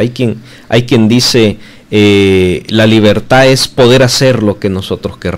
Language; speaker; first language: Spanish; native; Spanish